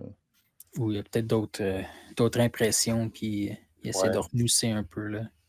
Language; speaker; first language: French; native; French